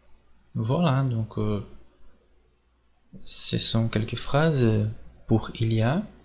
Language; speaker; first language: French; non-native, fluent; Portuguese